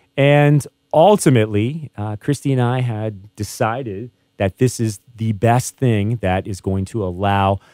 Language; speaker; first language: English; native; English